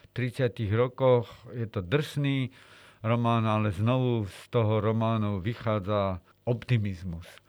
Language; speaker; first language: Slovak; native; Slovak